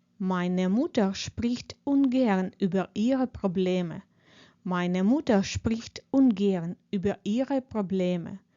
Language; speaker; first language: German; non-native, fluent; Ukrainian